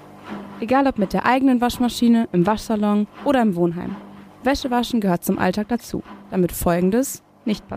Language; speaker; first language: German; native; German